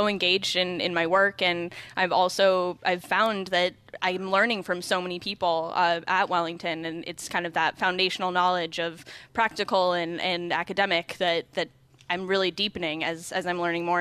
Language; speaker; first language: English; native; English